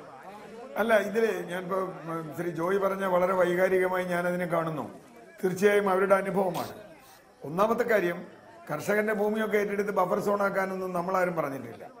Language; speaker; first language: Malayalam; native; Malayalam